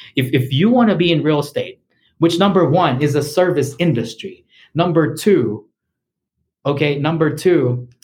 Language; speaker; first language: English; native; English